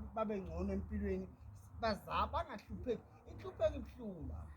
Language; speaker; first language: Zulu; native; Zulu